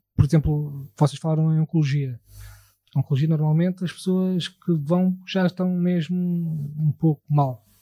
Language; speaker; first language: Portuguese; native; Portuguese